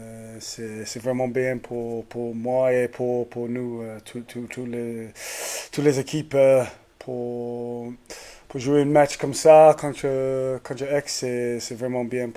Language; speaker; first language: French; non-native, learner; English